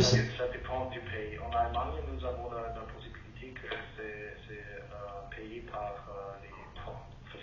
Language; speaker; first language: French; non-native, learner; German